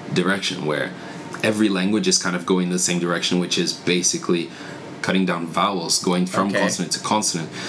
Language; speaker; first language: English; non-native, fluent; Portuguese